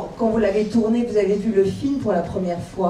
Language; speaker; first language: French; native; French